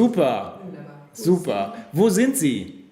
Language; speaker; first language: German; native; German